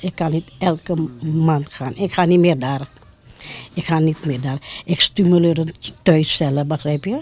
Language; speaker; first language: Dutch; non-native, local second language; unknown